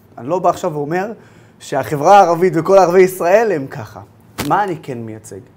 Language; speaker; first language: Hebrew; non-native, local second language; Arabic